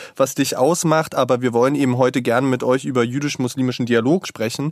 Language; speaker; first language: German; native; German